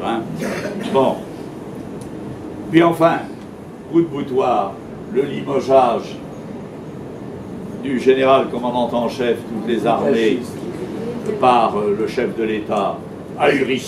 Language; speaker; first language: French; native; French